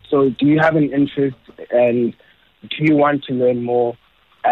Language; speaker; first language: English; non-native, local second language; Xhosa